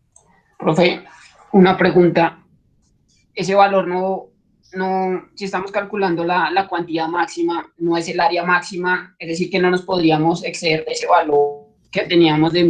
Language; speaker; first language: Spanish; native; Spanish